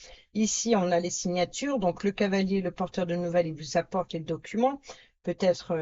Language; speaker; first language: French; native; French